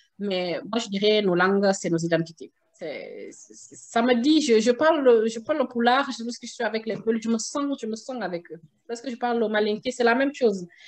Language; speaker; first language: French; non-native, local second language; Susu